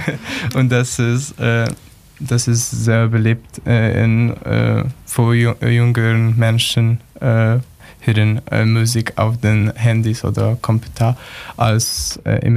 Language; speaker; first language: German; non-native, learner; Polish